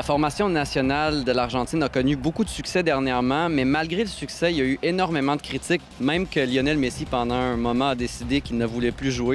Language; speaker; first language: French; native; French